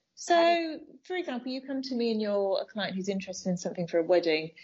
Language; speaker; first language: English; native; English